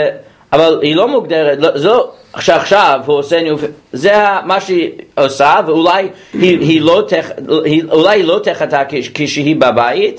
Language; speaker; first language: Hebrew; non-native, fluent; English